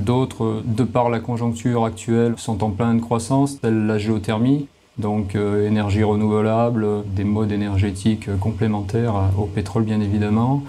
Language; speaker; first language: French; native; French